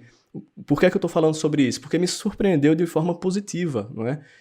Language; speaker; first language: Portuguese; native; Portuguese